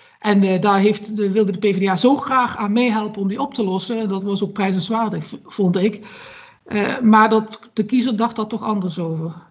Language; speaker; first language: Dutch; native; Dutch